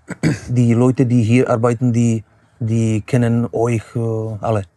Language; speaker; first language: German; non-native, fluent; Czech